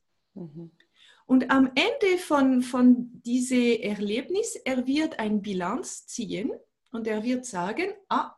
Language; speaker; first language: German; non-native, fluent; French